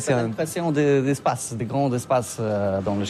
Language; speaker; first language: French; non-native, learner; Polish